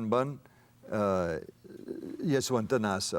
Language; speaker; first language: Korean; non-native, fluent; English